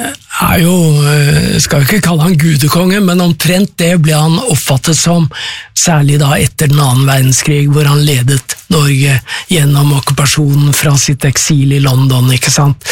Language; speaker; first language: Norwegian; native; Norwegian